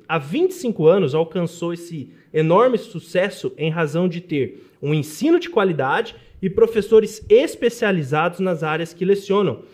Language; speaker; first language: Portuguese; native; Portuguese